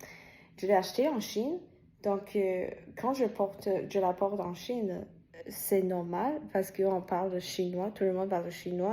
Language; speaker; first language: French; non-native, fluent; Chinese